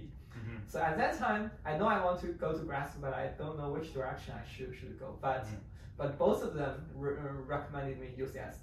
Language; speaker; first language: English; non-native, fluent; Chinese